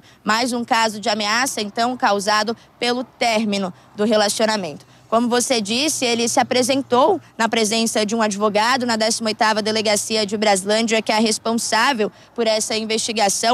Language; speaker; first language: Portuguese; native; Portuguese